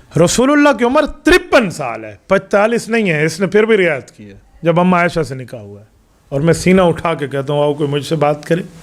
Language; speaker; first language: Urdu; non-native, local second language; Punjabi